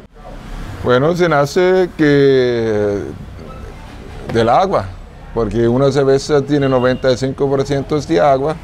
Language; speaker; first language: Spanish; non-native, fluent; German